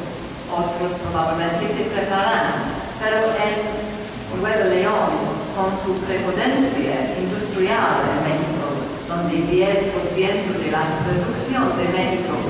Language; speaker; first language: Spanish; non-native, fluent; English